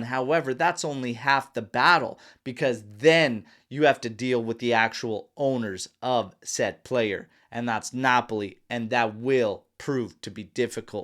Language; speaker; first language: English; native; English